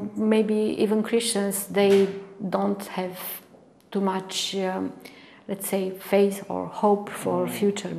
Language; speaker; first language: English; non-native, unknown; Romanian